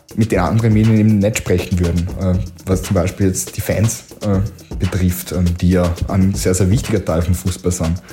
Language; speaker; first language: German; native; German